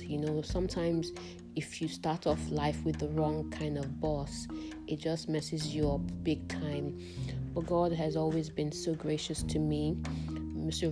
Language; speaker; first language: English; non-native, local second language; Yoruba